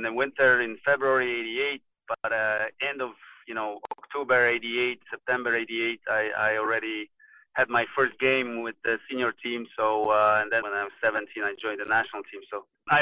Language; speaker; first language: English; non-native, fluent; Polish